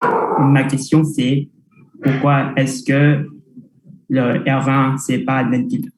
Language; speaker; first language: French; non-native, fluent; Vietnamese